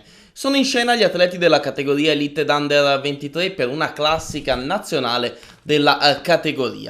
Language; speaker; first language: Italian; native; Italian